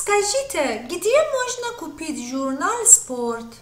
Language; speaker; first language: Russian; non-native, fluent; Persian